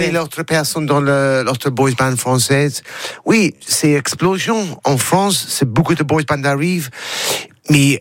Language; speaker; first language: French; non-native, learner; English